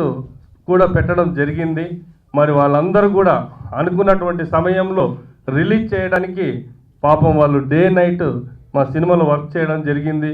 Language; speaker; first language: Telugu; native; Telugu